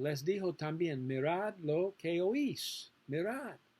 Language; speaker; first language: Spanish; non-native, learner; English